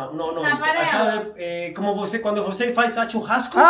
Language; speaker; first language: Portuguese; non-native, fluent; Spanish